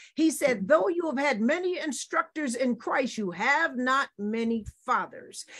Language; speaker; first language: English; native; English